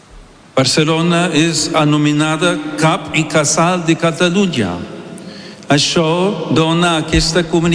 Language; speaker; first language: Catalan; non-native, learner; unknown